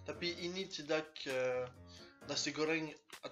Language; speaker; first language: Indonesian; non-native, learner; French